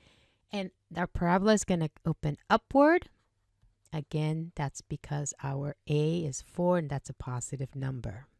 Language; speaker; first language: English; native; English